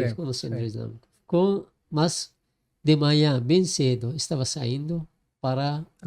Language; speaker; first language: Portuguese; non-native, learner; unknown